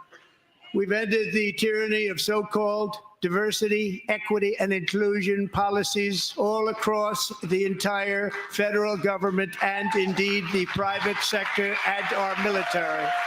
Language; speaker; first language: English; native; English